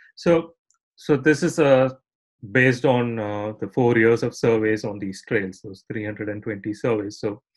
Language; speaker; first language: English; non-native, local second language; Tamil